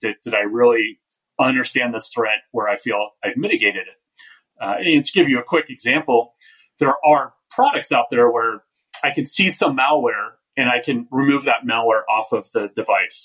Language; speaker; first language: English; native; English